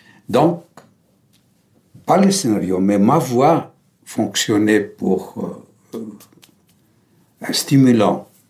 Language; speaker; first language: French; non-native, fluent; Greek